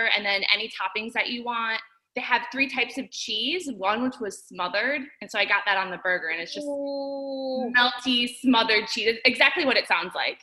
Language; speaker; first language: English; native; English